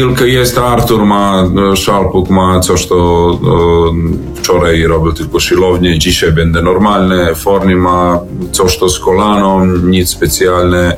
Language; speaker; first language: Polish; non-native, learner; Serbian